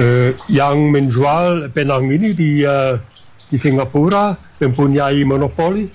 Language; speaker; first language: Indonesian; non-native, fluent; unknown